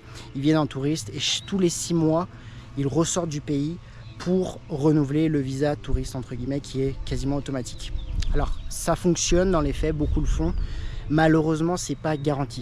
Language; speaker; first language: French; native; French